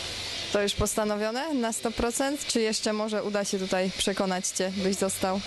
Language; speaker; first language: Polish; native; Polish